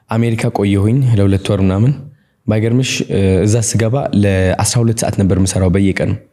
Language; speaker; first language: Amharic; non-native, local second language; Tigrinya